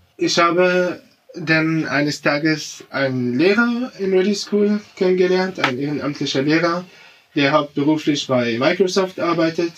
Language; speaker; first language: German; non-native, fluent; Arabic